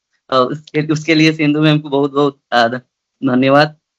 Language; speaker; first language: Hindi; non-native, local second language; Odia